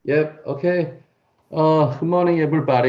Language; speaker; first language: English; non-native, learner; Korean